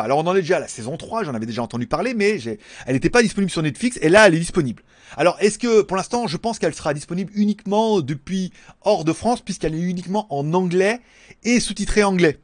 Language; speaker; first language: French; native; French